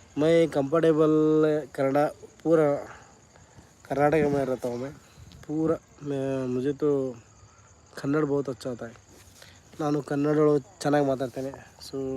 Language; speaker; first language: Hindi; non-native, local second language; Kannada